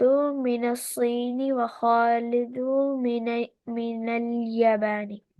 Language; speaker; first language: Arabic; non-native, learner; Urdu